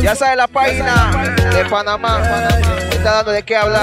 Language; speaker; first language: Spanish; early bilingual, heritage; Spanish